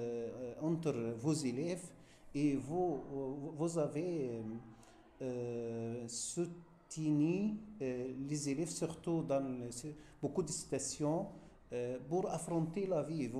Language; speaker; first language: French; non-native, fluent; Arabic